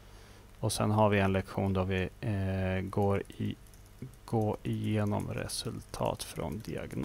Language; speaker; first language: Swedish; native; Swedish